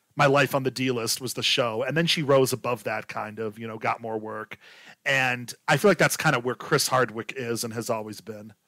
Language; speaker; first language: English; native; English